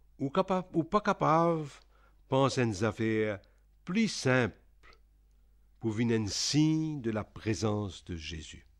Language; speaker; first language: French; non-native, local second language; Réunion Creole French